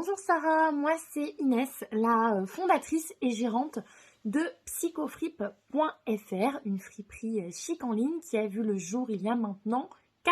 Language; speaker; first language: French; native; French